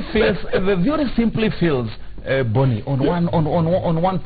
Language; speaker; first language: English; non-native, local second language; Kikuyu